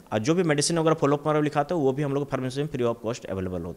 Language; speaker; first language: Hindi; native; Hindi